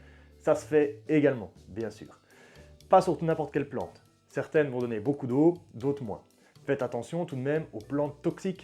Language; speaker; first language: French; native; French